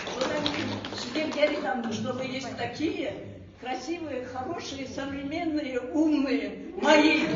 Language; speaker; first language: Russian; non-native, local second language; Kazakh